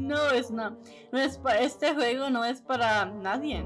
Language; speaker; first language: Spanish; early bilingual, heritage; Spanish